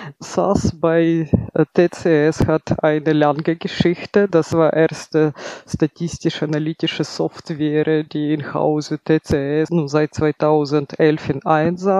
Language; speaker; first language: German; non-native, fluent; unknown